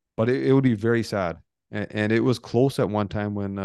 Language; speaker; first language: English; early bilingual, other home language; Punjabi